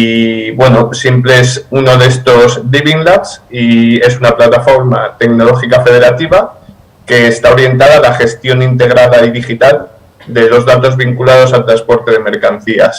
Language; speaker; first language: Spanish; native; Spanish